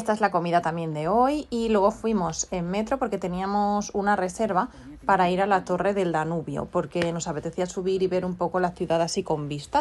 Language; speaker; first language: Spanish; native; Spanish